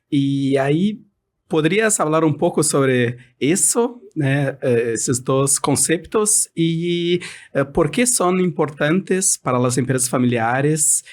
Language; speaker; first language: Spanish; non-native, fluent; Portuguese